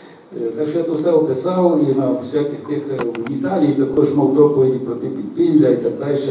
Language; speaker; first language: Ukrainian; native; Ukrainian